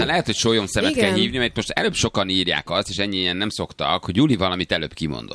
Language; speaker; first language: Hungarian; native; Hungarian